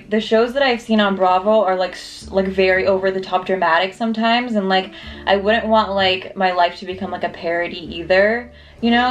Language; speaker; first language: English; native; English